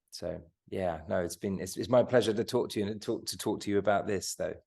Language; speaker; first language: English; native; English